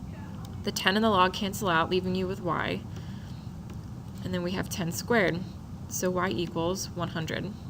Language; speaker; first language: English; native; English